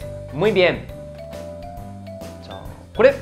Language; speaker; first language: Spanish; non-native, fluent; Japanese